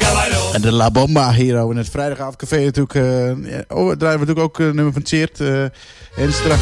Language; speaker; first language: Dutch; native; Dutch